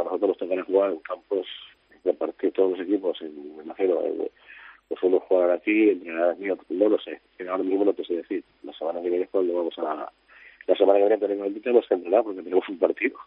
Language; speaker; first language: Spanish; native; Spanish